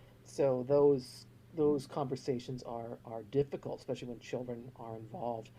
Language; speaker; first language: English; native; English